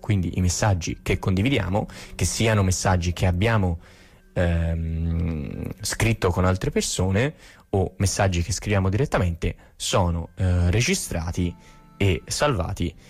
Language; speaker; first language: Italian; native; Italian